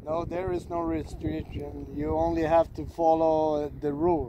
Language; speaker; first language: English; non-native, fluent; Swedish